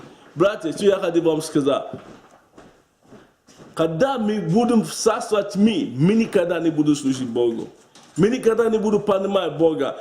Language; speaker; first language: Russian; non-native, learner; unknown